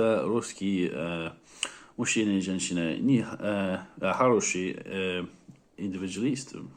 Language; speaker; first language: Russian; non-native, learner; English